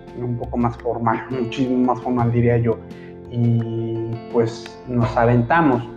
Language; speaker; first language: Spanish; native; Spanish